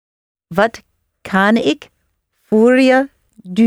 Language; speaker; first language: Dutch; non-native, learner; English